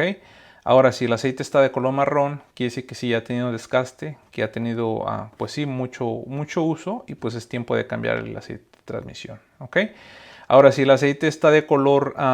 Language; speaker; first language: Spanish; native; Spanish